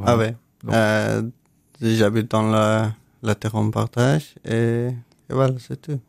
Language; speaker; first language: French; non-native, learner; Persian